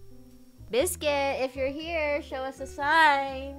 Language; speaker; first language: English; native; English